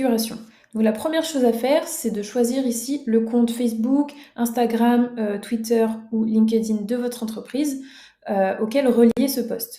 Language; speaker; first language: French; native; French